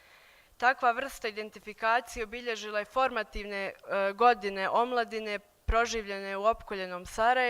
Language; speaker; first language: Bosnian; native; Bosnian